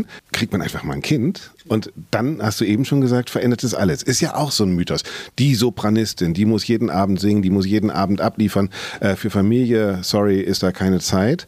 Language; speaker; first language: German; native; German